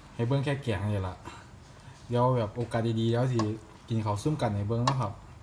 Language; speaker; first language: Thai; native; Thai